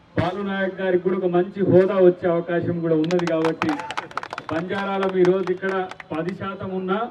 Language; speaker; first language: Telugu; native; Telugu